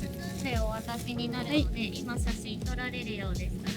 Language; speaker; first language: Japanese; native; Japanese